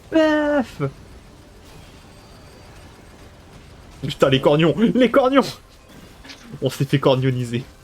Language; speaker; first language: French; native; French